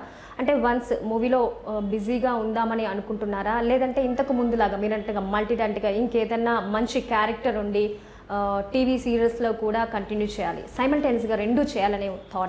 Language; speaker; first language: Telugu; native; Telugu